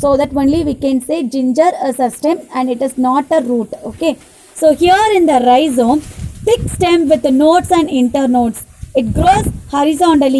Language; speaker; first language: English; non-native, local second language; Tamil